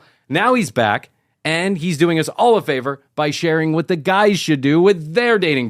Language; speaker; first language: English; native; English